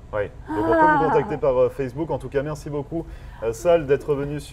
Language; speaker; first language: French; native; French